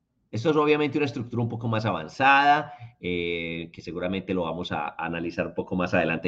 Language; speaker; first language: Spanish; native; Spanish